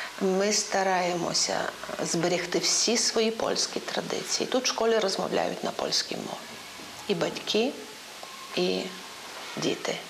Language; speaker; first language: Ukrainian; non-native, local second language; Polish